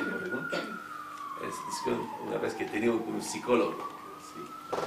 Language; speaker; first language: Spanish; non-native, fluent; French